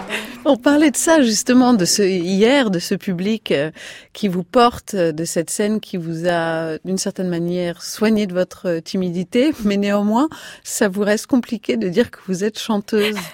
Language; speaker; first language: French; native; French